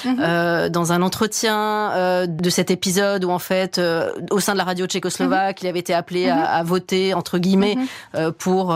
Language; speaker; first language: French; native; French